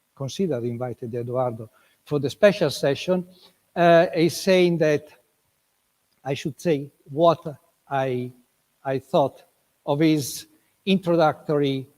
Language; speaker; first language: English; non-native, fluent; Italian